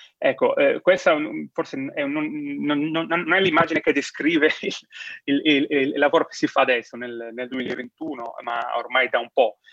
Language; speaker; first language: Italian; native; Italian